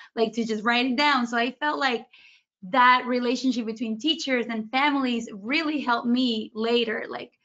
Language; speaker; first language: English; early bilingual, other home language; Spanish